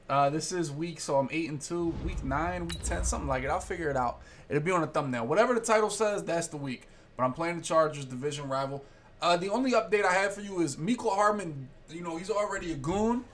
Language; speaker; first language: English; native; English